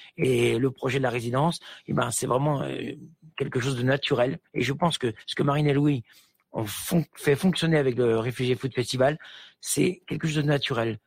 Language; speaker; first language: French; native; French